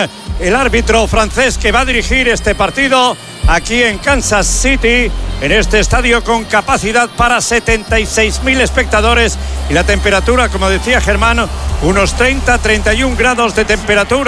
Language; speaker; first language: Spanish; native; Spanish